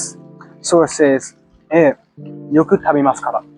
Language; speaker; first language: Japanese; non-native, learner; English